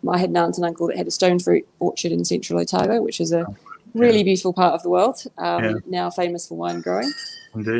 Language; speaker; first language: English; native; English